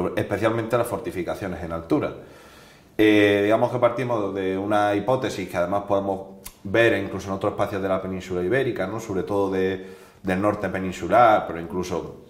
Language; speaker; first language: Spanish; native; Spanish